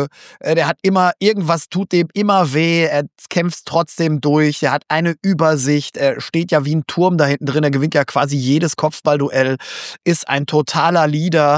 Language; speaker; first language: German; native; German